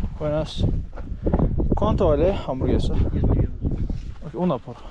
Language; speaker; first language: Spanish; non-native, learner; Turkish